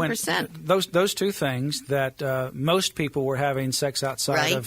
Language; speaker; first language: English; native; English